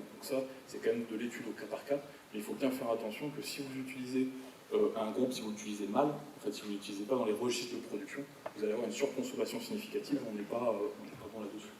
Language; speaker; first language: French; native; French